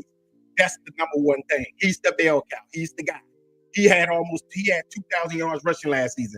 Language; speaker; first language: English; native; English